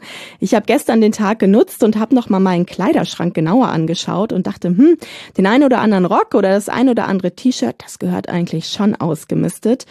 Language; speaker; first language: German; native; German